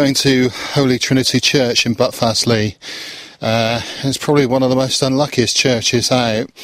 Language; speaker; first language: English; native; English